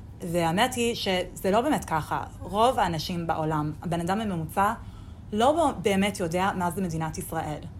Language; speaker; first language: Hebrew; non-native, fluent; English